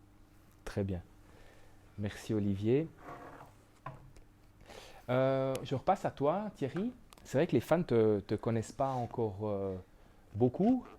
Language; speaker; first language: French; native; French